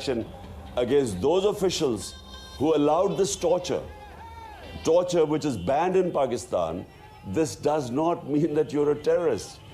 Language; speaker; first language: English; non-native, local second language; Urdu